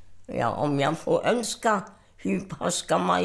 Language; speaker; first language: Swedish; non-native, fluent; German